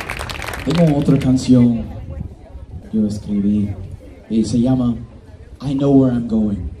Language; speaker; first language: Spanish; non-native, learner; English